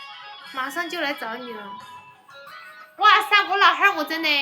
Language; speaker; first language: Chinese; native; Chinese